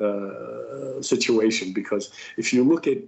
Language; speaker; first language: English; native; English